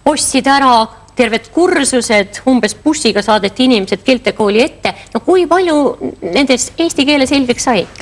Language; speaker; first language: Estonian; native; Estonian